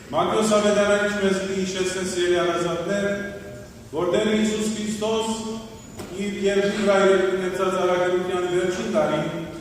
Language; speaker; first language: Armenian; early bilingual, heritage; Armenian